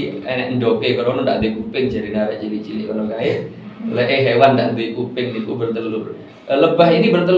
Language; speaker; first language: Indonesian; non-native, local second language; Javanese